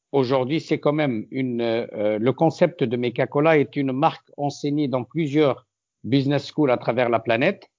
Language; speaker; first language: French; non-native, local second language; Arabic